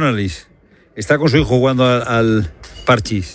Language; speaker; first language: Spanish; native; Spanish